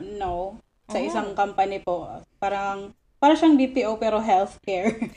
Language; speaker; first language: Filipino; non-native, local second language; Waray